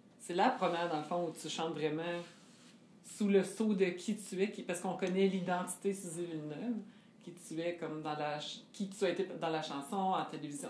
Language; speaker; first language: French; native; French